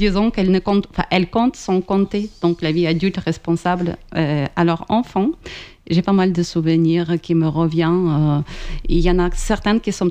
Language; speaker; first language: French; non-native, fluent; Ukrainian